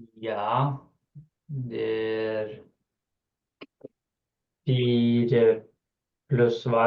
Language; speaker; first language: Norwegian; non-native, learner; Lithuanian